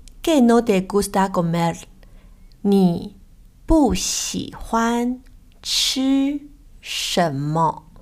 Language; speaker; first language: Spanish; non-native, fluent; Chinese